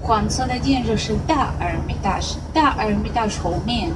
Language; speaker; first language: Chinese; non-native, fluent; Russian